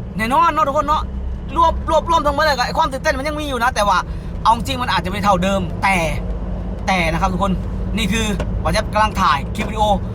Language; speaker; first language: Thai; native; Thai